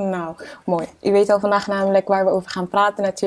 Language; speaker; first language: Dutch; native; Dutch